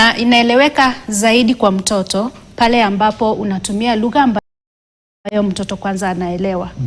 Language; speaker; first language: Swahili; non-native, local second language; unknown